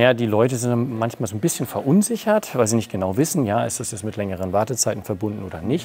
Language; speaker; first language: German; native; German